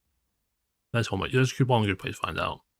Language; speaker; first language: English; native; English